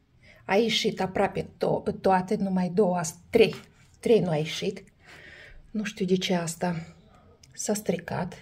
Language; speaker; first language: Romanian; non-native, learner; Russian